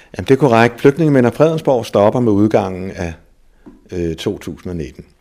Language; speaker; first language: Danish; native; Danish